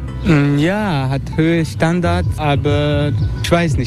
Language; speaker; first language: German; non-native, learner; Turkish